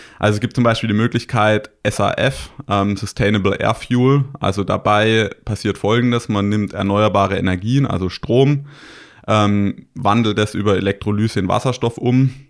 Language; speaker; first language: German; native; German